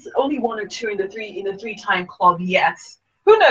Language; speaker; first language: English; non-native, local second language; Yoruba